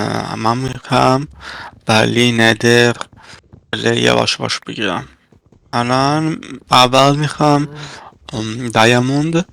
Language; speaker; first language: Persian; non-native, learner; Italian